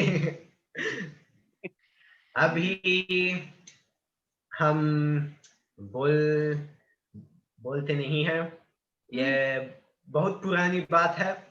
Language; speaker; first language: Hindi; non-native, learner; Italian